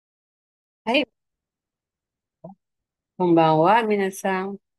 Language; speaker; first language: Japanese; non-native, fluent; Filipino